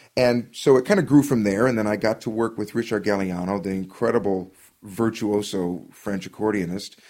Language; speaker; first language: English; native; English